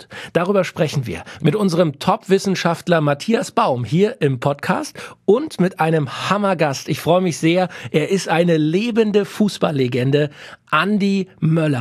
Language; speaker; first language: German; native; German